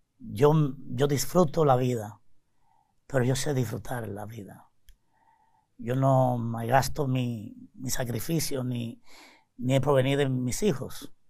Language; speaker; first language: Spanish; native; Spanish